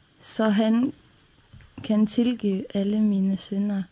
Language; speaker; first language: Danish; non-native, local second language; Faroese